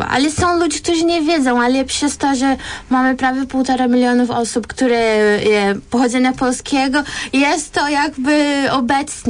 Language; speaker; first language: Polish; non-native, fluent; Portuguese